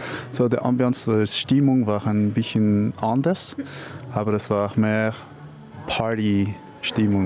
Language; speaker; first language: German; non-native, local second language; French